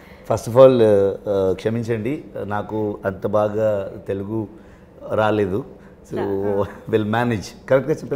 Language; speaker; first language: Telugu; non-native, learner; Kannada